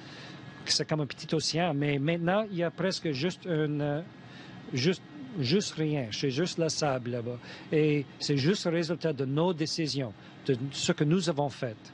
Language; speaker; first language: French; non-native, fluent; English